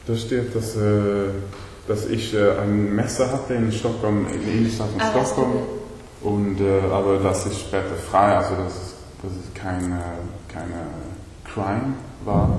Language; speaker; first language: German; non-native, learner; Swedish